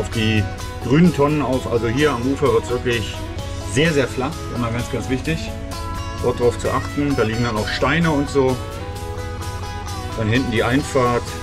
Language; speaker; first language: German; native; German